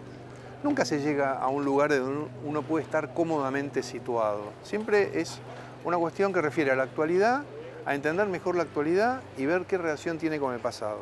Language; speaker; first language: Spanish; native; Spanish